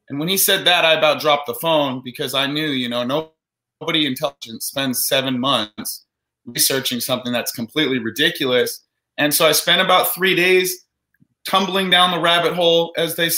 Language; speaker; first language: English; native; English